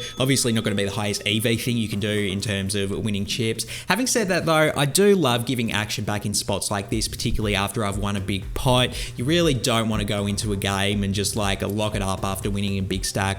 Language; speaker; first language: English; native; English